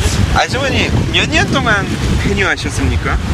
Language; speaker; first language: Korean; non-native, learner; French